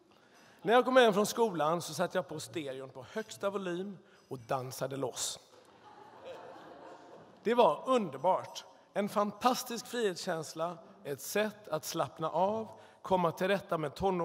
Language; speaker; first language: Swedish; native; Swedish